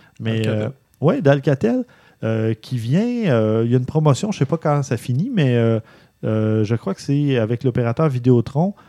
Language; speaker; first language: French; native; French